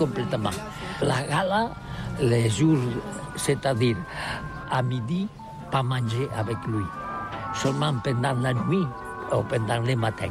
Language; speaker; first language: French; non-native, learner; Catalan